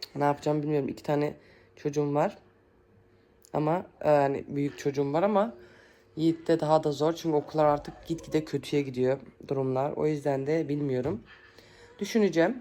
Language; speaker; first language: Turkish; early bilingual, heritage; Turkish